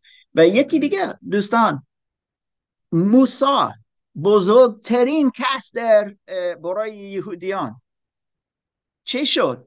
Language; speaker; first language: Persian; non-native, learner; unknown